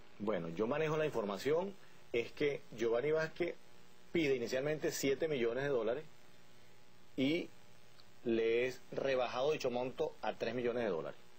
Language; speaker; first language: Spanish; native; Spanish